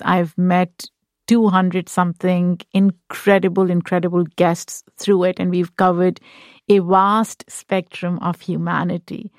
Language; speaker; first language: English; non-native, local second language; Urdu